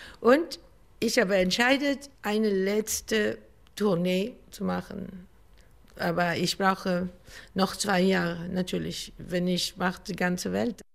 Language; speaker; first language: German; non-native, learner; Greek